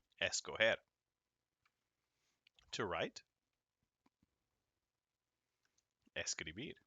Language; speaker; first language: Spanish; non-native, fluent; English